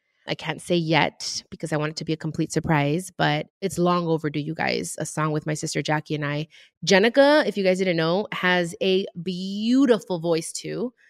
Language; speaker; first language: English; early bilingual, other home language; Spanish